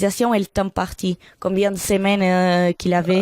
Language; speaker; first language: French; non-native, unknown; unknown